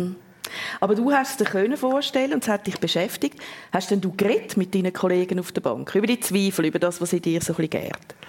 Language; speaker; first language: German; native; German